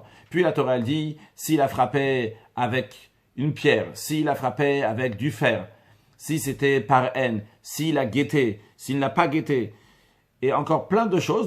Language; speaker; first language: French; native; French